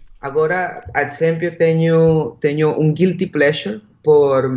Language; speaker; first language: Portuguese; non-native, learner; Spanish